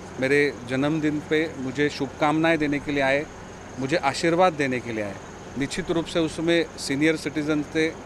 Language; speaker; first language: Hindi; non-native, local second language; Marathi